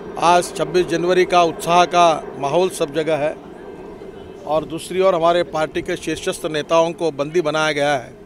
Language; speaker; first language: Hindi; non-native, local second language; Marathi